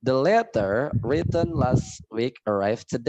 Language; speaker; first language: English; non-native, learner; Indonesian